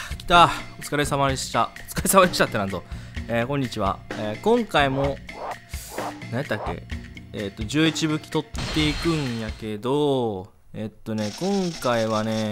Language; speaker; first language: Japanese; native; Japanese